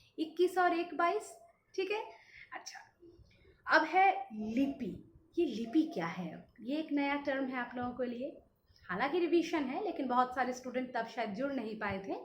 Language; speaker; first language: Hindi; non-native, local second language; Bangla